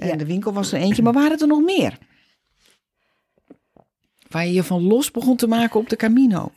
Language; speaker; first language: Dutch; native; Dutch